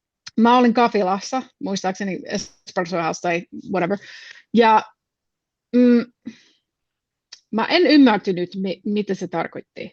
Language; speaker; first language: Finnish; non-native, fluent; English